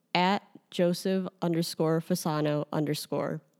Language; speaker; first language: English; native; English